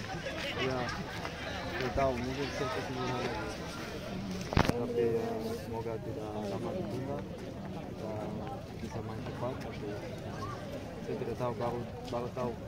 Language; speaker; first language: Indonesian; non-native, fluent; Dutch